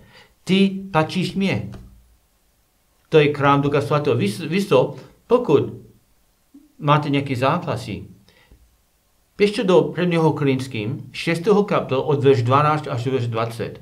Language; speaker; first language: Czech; non-native, learner; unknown